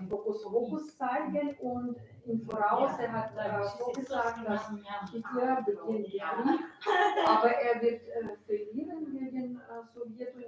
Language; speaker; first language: German; non-native, learner; Russian